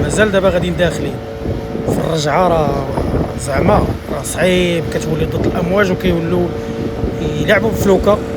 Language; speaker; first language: Arabic; native; Arabic